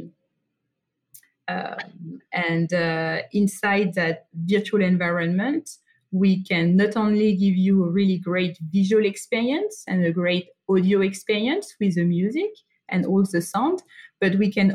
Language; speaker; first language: English; non-native, fluent; French